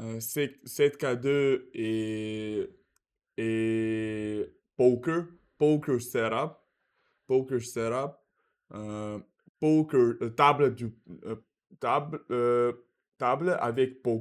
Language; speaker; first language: French; non-native, learner; Russian